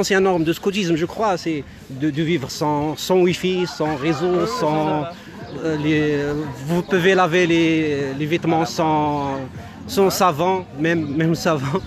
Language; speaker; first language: French; non-native, local second language; Arabic